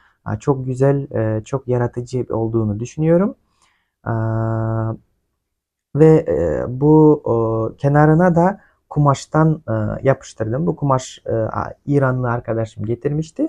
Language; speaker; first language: Turkish; non-native, fluent; Kyrgyz